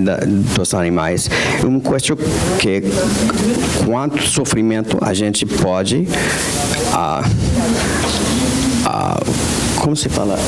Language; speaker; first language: Portuguese; non-native, fluent; English